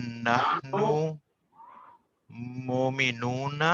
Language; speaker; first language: Arabic; non-native, learner; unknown